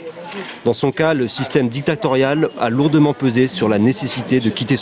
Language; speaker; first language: French; native; French